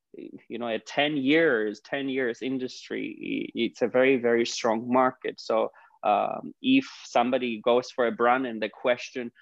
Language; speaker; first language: English; non-native, fluent; Greek